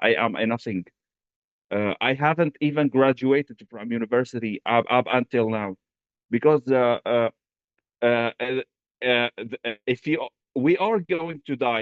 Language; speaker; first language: English; non-native, fluent; Arabic